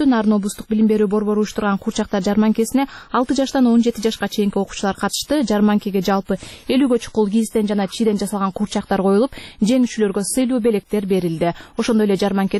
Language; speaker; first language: Kyrgyz; native; Kyrgyz